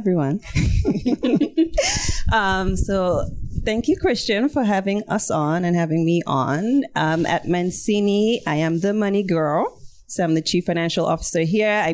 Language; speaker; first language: English; non-native, local second language; Yoruba